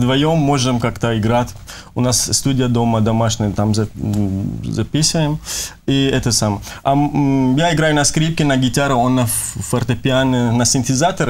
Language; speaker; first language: Russian; non-native, fluent; Persian